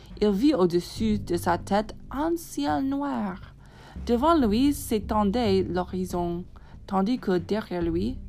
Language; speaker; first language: French; non-native, fluent; English